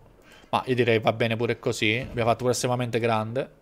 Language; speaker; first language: Italian; native; Italian